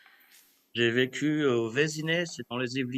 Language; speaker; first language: French; early bilingual, other home language; Kabyle